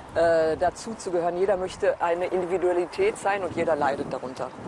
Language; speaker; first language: German; native; German